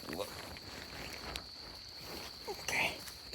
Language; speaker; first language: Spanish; non-native, learner; English